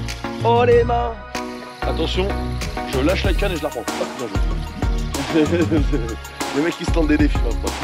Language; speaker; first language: French; native; French